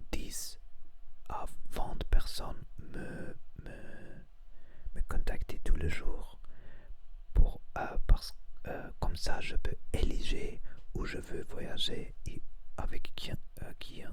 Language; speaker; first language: French; non-native, learner; Spanish